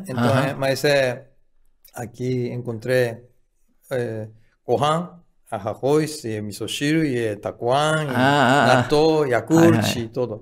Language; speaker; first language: Portuguese; non-native, fluent; Japanese